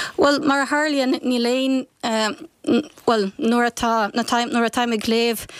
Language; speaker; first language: Irish; non-native, fluent; Ukrainian